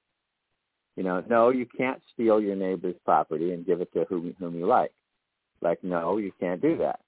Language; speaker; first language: English; native; English